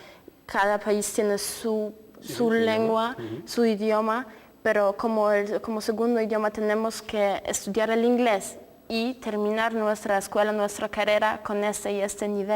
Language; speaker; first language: Spanish; non-native, fluent; Polish